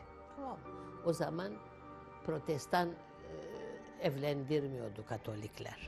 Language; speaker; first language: Turkish; non-native, local second language; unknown